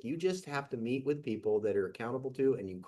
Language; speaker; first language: English; native; English